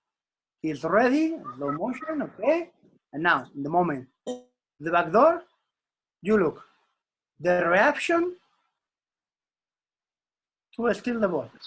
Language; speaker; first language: English; non-native, learner; Spanish